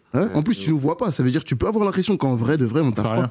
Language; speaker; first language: French; native; French